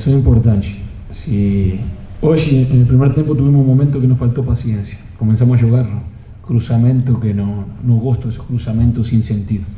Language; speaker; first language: Portuguese; non-native, fluent; Spanish